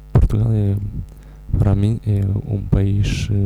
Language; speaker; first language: Portuguese; non-native, learner; Romanian